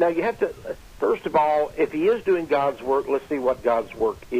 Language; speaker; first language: English; native; English